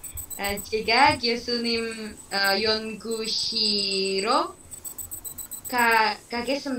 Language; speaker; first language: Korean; non-native, learner; Indonesian